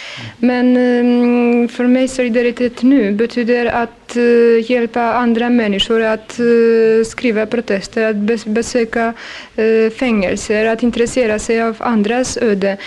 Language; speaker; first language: Swedish; non-native, fluent; Polish